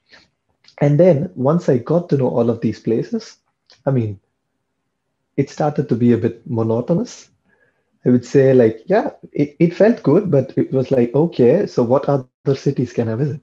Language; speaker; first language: English; non-native, local second language; Tamil